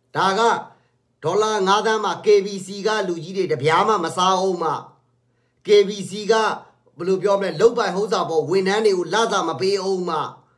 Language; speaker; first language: Burmese; non-native, local second language; Kachin